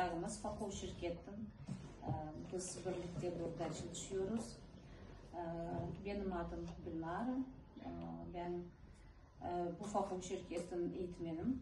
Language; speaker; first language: Turkish; non-native, fluent; Russian